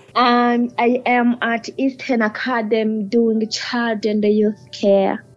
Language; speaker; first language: English; early bilingual, other home language; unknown